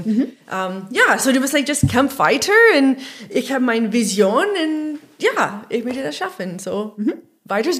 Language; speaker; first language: German; non-native, learner; English